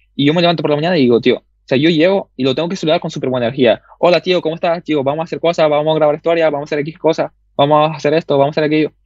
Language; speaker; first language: Spanish; early bilingual, other home language; Russian